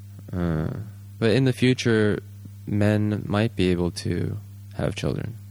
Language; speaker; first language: English; early bilingual, other home language; Japanese